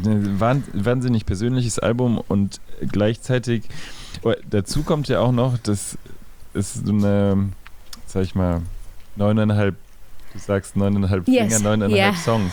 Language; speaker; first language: German; native; German